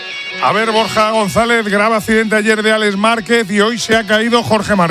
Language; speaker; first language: Spanish; native; Spanish